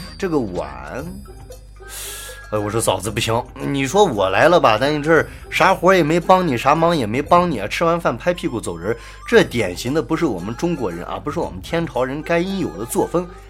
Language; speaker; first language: Chinese; native; Chinese